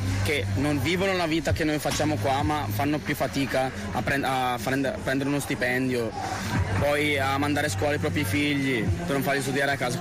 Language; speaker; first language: Italian; early bilingual, other home language; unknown